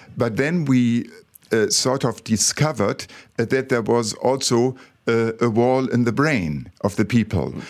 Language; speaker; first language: English; non-native, fluent; German